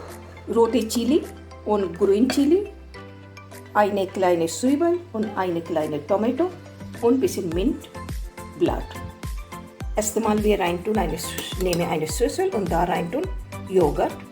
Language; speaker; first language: German; non-native, learner; Hindi